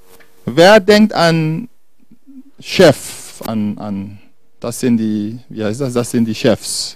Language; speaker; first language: German; non-native, fluent; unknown